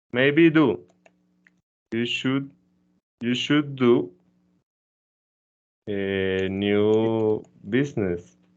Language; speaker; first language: English; non-native, fluent; Spanish